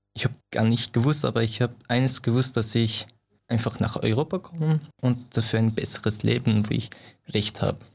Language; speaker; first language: German; non-native, fluent; Persian